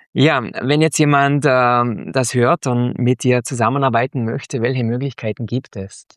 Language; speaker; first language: German; native; German